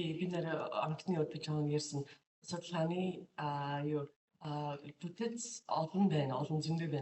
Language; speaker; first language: Mongolian; non-native, fluent; English